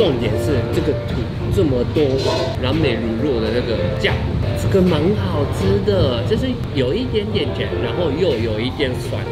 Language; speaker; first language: Chinese; non-native, fluent; Japanese